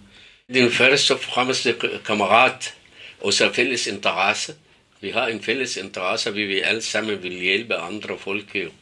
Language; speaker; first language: Danish; non-native, fluent; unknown